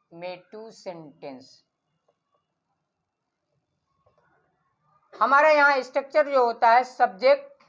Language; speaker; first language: Hindi; native; Hindi